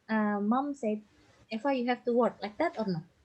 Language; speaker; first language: English; non-native, fluent; Indonesian